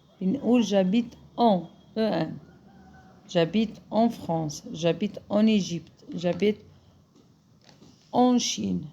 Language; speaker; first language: French; non-native, fluent; Arabic